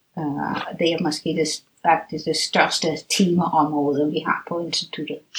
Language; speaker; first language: Danish; non-native, fluent; English